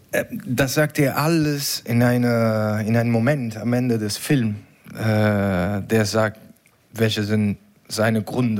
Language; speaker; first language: German; non-native, learner; Italian